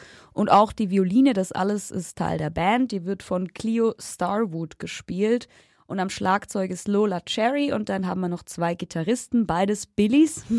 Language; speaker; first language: German; native; German